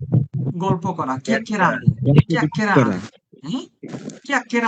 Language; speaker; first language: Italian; non-native, fluent; Bangla